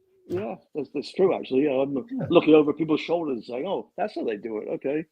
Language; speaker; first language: English; native; English